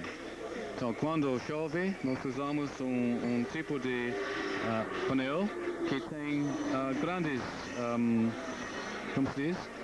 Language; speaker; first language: Portuguese; non-native, learner; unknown